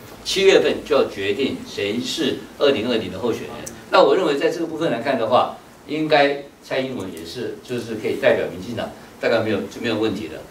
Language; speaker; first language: Chinese; native; Chinese